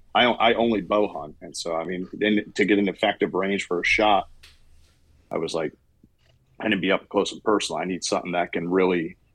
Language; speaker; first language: English; native; English